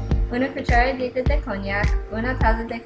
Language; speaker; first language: Spanish; non-native, learner; English